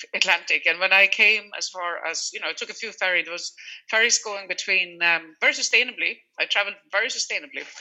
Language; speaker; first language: English; non-native, fluent; Swedish